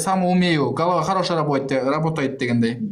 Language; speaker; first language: Russian; non-native, learner; Kyrgyz